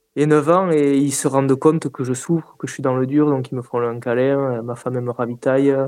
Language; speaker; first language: French; native; French